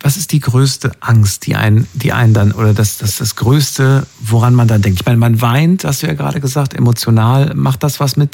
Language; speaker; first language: German; native; German